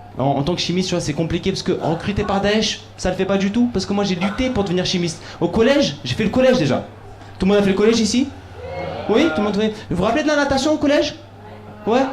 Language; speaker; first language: French; early bilingual, other home language; Arabic